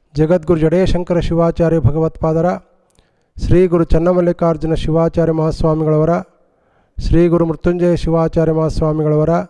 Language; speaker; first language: Kannada; native; Kannada